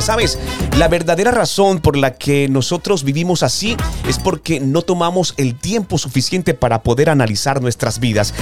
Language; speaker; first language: Spanish; native; Spanish